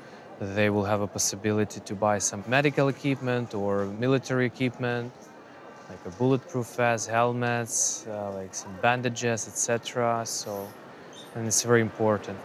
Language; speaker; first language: English; non-native, fluent; Ukrainian